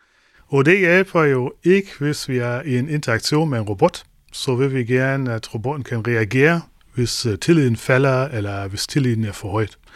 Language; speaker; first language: Danish; non-native, fluent; German